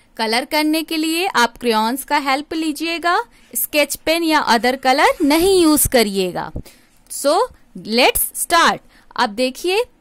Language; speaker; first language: Hindi; native; Hindi